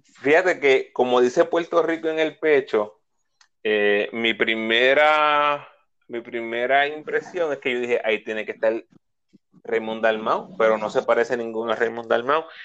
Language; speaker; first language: Spanish; native; Spanish